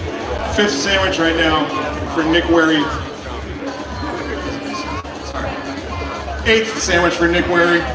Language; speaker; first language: English; native; English